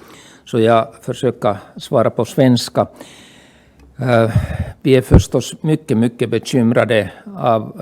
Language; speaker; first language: Swedish; non-native, local second language; Finnish